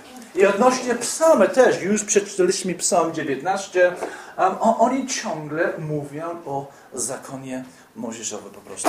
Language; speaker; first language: Polish; non-native, fluent; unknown